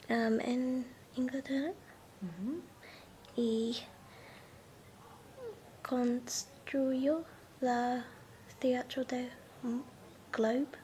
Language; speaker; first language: Spanish; non-native, learner; English